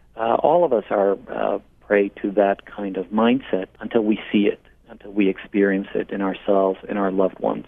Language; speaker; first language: English; non-native, fluent; Spanish